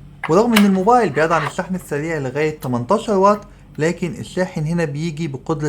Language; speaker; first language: Arabic; native; Arabic